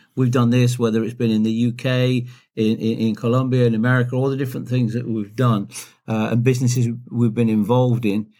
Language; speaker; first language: English; native; English